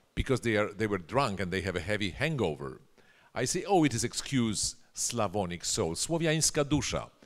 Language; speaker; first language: English; non-native, fluent; Polish